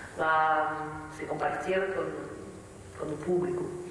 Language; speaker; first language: Portuguese; non-native, learner; French